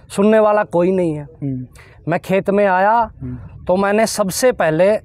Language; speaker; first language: Hindi; native; Hindi